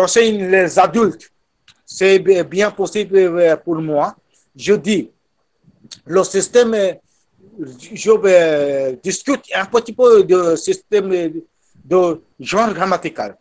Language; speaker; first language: French; non-native, fluent; Bangla